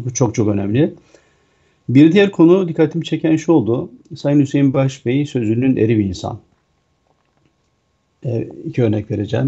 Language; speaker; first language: Turkish; native; Turkish